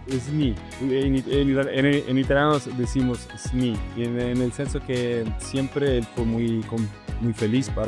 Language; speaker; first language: Spanish; non-native, learner; Italian